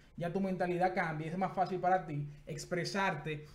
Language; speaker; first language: Spanish; native; Spanish